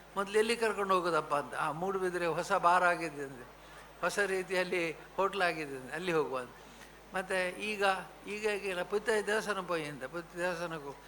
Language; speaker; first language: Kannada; non-native, local second language; Tulu